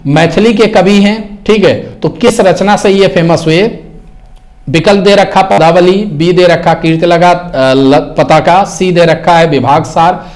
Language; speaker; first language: Hindi; native; Hindi